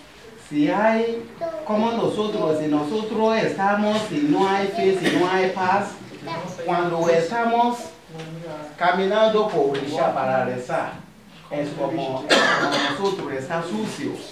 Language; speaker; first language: Spanish; non-native, learner; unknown